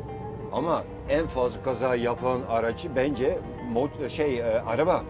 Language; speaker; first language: Turkish; non-native, fluent; Dutch